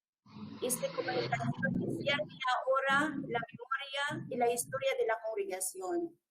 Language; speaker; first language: Spanish; non-native, learner; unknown